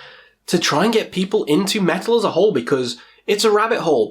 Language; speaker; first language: English; native; English